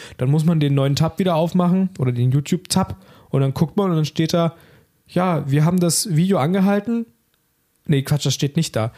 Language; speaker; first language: German; native; German